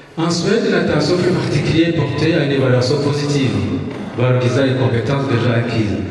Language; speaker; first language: French; non-native, local second language; Kinyarwanda